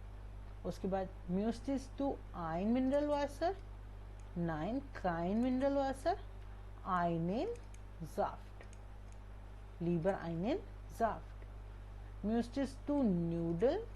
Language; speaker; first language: German; non-native, learner; Hindi